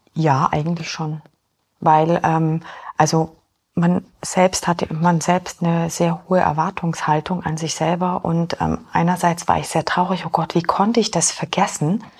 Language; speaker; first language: German; early bilingual, other home language; Polish